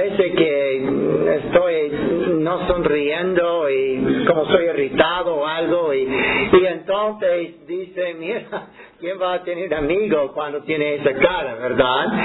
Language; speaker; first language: Spanish; non-native, fluent; English